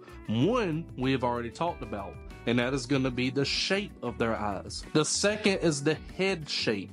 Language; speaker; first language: English; native; English